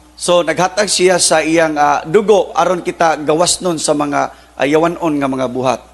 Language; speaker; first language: Cebuano; native; Cebuano